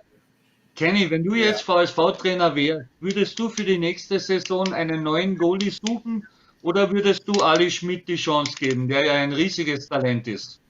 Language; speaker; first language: German; native; German